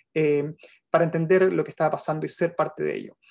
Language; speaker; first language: Spanish; native; Spanish